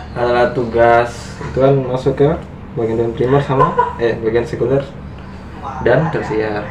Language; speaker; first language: Indonesian; native; Indonesian